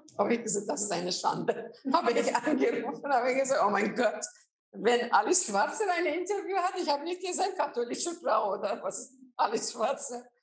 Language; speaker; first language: German; non-native, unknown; Azerbaijani